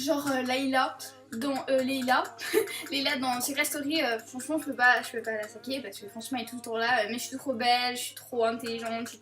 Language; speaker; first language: French; native; French